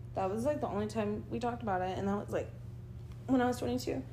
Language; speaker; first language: English; early bilingual, other home language; Spanish